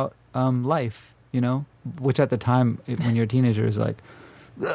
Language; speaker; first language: English; native; English